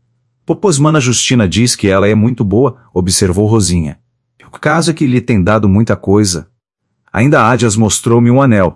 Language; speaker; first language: Portuguese; native; Portuguese